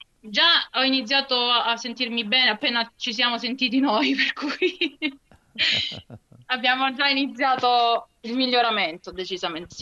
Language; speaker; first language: Italian; native; Italian